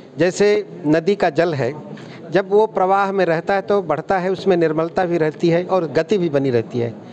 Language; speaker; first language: Hindi; native; Hindi